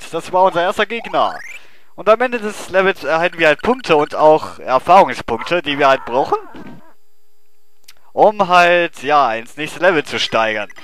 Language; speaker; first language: German; native; German